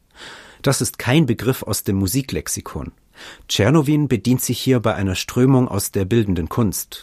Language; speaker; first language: German; native; German